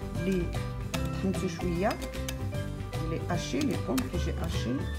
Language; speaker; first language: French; non-native, local second language; Arabic